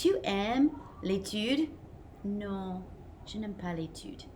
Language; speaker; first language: French; non-native, fluent; English